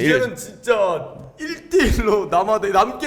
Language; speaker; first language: Korean; native; Korean